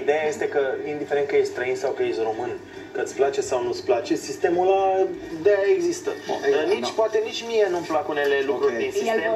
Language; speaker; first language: Romanian; native; Romanian